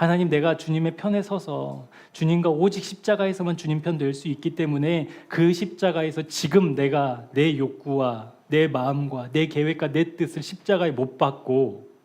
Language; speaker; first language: Korean; native; Korean